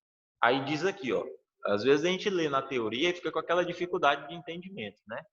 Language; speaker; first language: Portuguese; native; Portuguese